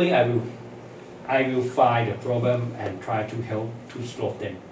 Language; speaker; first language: English; non-native, learner; Thai